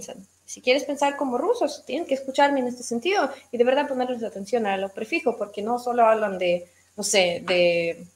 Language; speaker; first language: Spanish; non-native, fluent; Russian